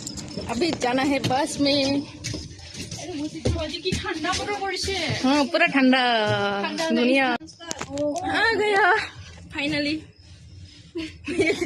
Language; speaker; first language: Hindi; non-native, local second language; Assamese